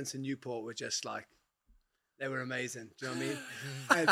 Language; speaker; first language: English; native; English